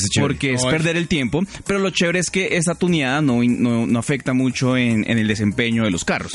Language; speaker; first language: Spanish; native; Spanish